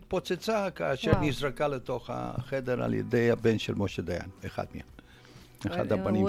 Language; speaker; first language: Hebrew; non-native, fluent; Romanian